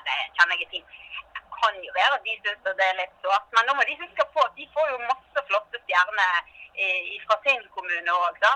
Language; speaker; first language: Norwegian; native; Norwegian